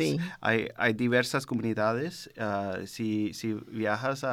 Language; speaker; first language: Spanish; early bilingual, heritage; Spanish